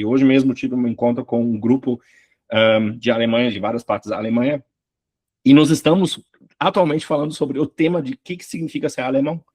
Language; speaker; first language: Portuguese; non-native, fluent; German